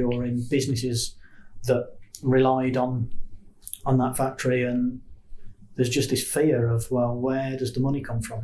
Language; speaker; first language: English; native; English